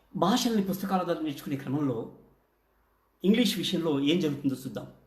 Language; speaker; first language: Telugu; native; Telugu